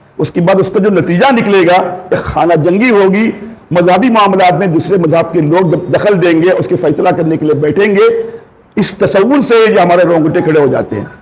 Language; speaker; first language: Urdu; non-native, local second language; Konkani